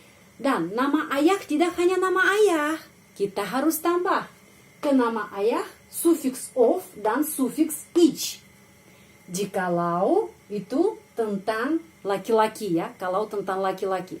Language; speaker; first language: Indonesian; non-native, fluent; Russian